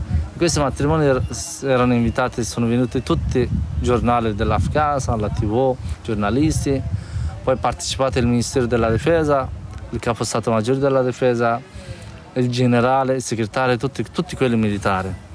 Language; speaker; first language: Italian; non-native, fluent; Persian